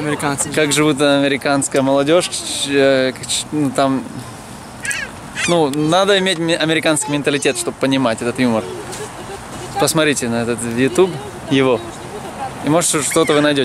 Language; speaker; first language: Russian; native; Russian